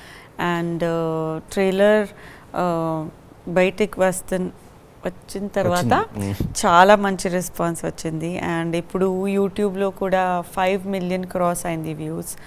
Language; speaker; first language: Telugu; non-native, learner; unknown